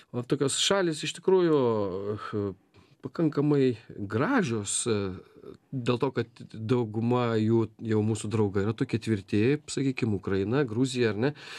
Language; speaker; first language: Lithuanian; native; Lithuanian